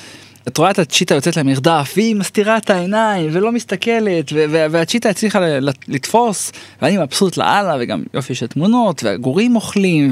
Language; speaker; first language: Hebrew; native; Hebrew